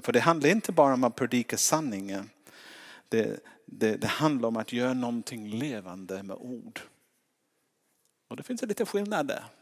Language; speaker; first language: Swedish; non-native, fluent; English